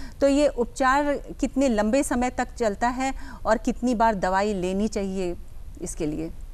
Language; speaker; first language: Hindi; native; Hindi